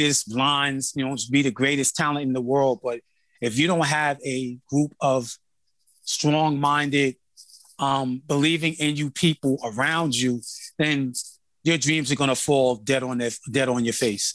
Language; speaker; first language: English; native; English